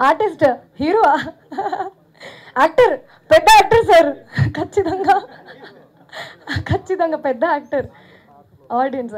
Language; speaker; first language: Telugu; non-native, fluent; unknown